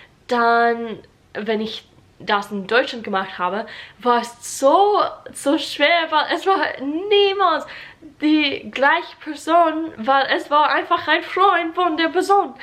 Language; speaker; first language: German; non-native, learner; English